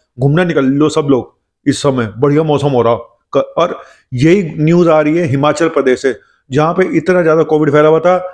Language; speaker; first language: Hindi; native; Hindi